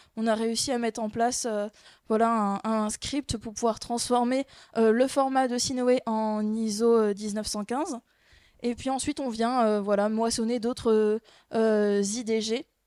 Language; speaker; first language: French; native; French